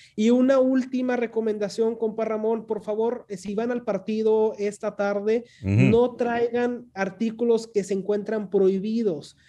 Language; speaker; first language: Spanish; native; Spanish